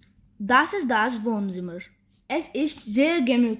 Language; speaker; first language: German; non-native, learner; Hindi